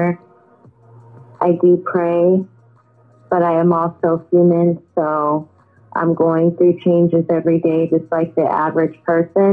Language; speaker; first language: English; native; English